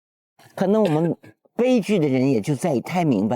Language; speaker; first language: Chinese; native; Chinese